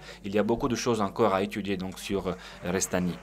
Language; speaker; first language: French; non-native, fluent; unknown